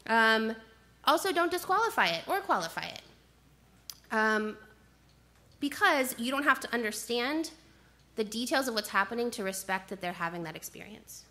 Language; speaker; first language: English; native; English